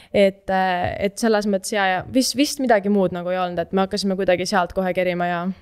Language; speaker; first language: Estonian; native; Estonian